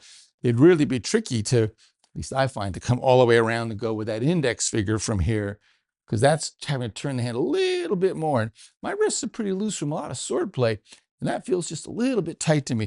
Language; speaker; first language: English; native; English